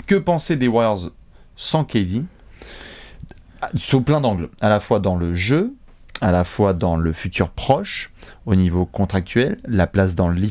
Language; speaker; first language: French; native; French